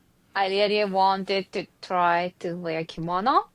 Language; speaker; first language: English; non-native, learner; Japanese